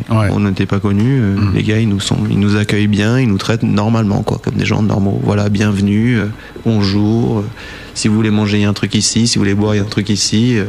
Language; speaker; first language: French; early bilingual, heritage; French